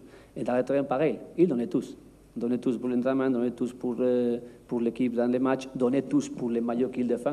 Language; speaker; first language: French; non-native, learner; Spanish